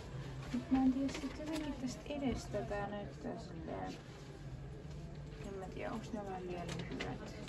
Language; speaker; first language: Finnish; native; Finnish